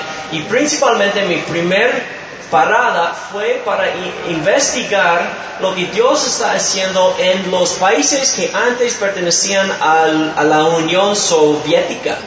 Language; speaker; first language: Spanish; non-native, fluent; English